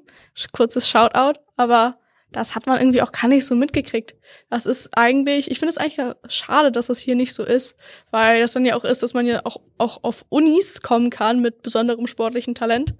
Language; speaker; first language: German; native; German